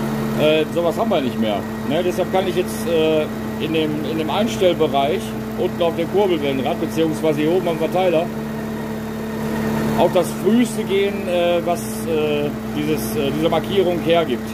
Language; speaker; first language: German; native; German